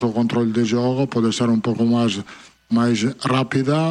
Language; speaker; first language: Portuguese; non-native, fluent; Italian